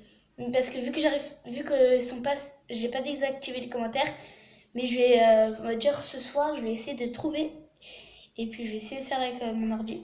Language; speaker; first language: French; native; French